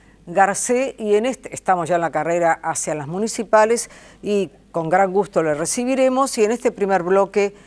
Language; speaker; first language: Spanish; native; Spanish